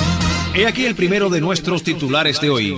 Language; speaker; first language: Spanish; native; Spanish